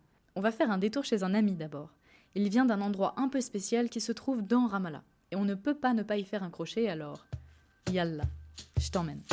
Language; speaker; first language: French; native; French